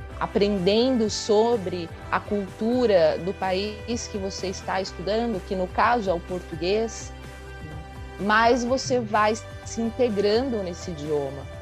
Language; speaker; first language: Portuguese; native; Portuguese